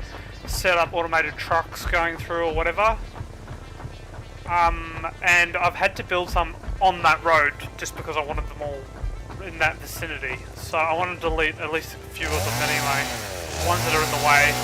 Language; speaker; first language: English; native; English